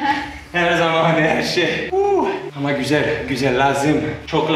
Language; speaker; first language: Turkish; non-native, learner; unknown